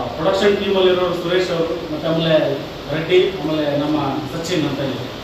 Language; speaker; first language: Kannada; native; Kannada